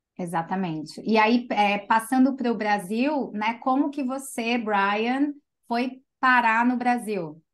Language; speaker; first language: Portuguese; native; Portuguese